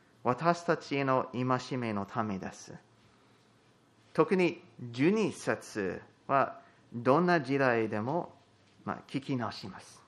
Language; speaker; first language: Japanese; non-native, fluent; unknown